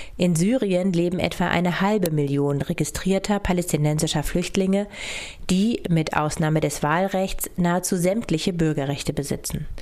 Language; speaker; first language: German; native; German